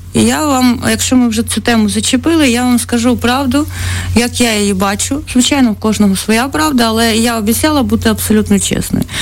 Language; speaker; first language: Ukrainian; native; Ukrainian